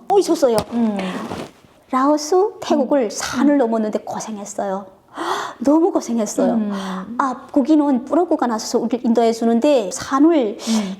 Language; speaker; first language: Korean; native; Korean